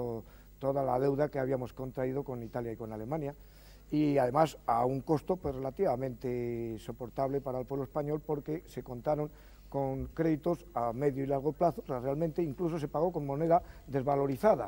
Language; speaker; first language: Spanish; native; Spanish